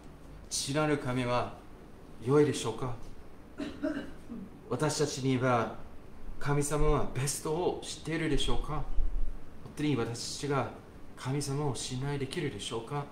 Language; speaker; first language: Japanese; non-native, fluent; English